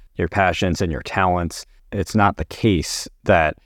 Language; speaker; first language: English; native; English